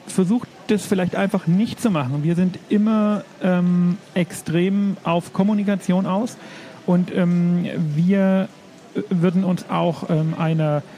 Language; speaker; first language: German; native; German